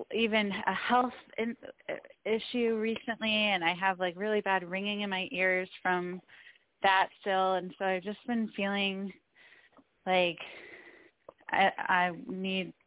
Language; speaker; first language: English; native; English